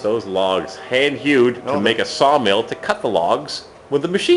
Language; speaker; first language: English; native; English